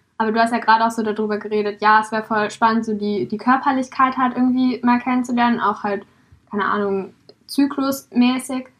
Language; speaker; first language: German; native; German